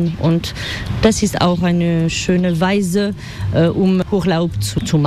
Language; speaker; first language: German; non-native, learner; French